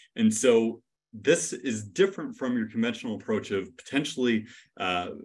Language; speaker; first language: English; native; English